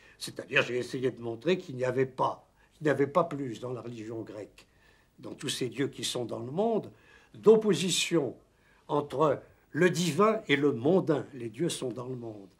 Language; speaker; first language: French; native; French